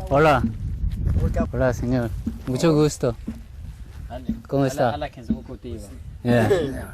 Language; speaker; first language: Spanish; non-native, learner; Korean